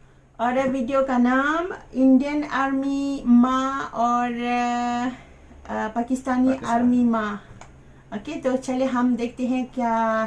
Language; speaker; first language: Hindi; non-native, learner; Malay